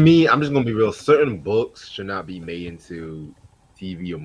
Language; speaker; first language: English; native; English